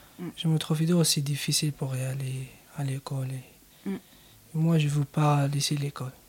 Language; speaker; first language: French; non-native, local second language; Arabic